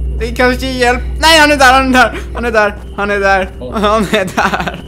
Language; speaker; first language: Swedish; native; Swedish